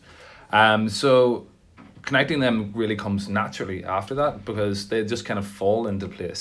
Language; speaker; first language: English; native; English